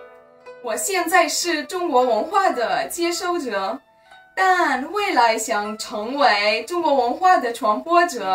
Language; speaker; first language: Chinese; non-native, fluent; Romanian